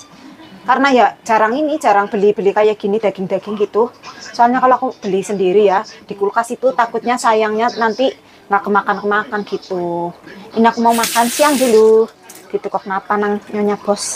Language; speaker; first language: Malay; non-native, local second language; Javanese